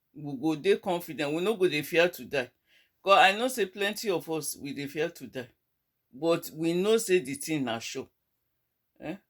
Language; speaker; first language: Nigerian Pidgin; non-native, local second language; Yoruba